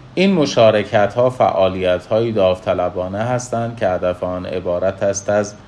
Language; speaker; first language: Persian; native; Persian